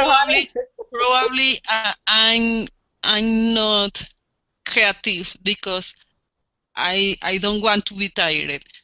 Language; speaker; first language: English; non-native, learner; Spanish